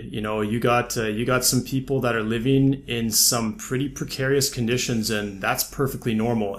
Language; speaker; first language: English; native; English